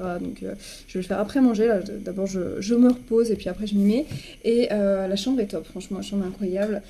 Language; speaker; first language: French; native; French